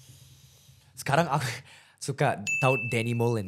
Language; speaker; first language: Indonesian; early bilingual, heritage; English